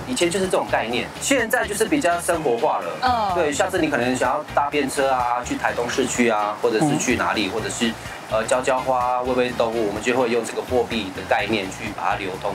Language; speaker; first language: Chinese; native; Chinese